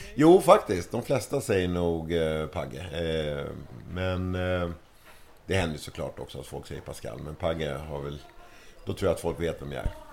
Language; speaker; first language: Swedish; early bilingual, other home language; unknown